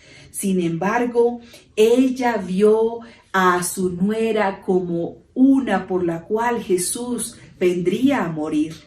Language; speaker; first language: Spanish; native; Spanish